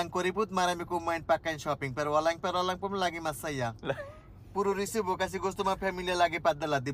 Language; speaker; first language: Filipino; non-native, learner; Bangla